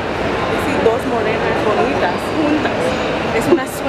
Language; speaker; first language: Spanish; non-native, learner; English